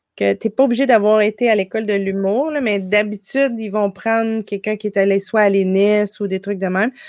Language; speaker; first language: French; native; French